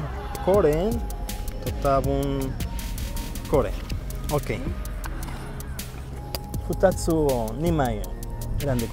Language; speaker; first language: Japanese; non-native, learner; Spanish